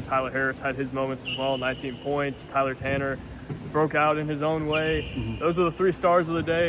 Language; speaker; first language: English; native; English